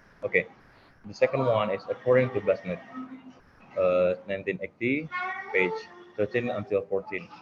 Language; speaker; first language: English; non-native, learner; Indonesian